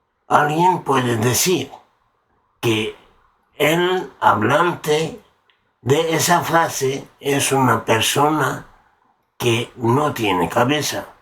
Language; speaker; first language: Spanish; non-native, learner; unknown